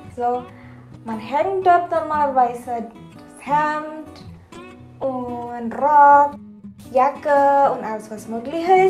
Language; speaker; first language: German; non-native, learner; Indonesian